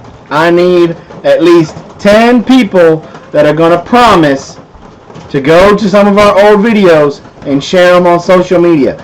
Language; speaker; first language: English; native; English